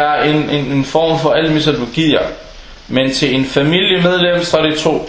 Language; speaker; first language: Danish; non-native, local second language; Arabic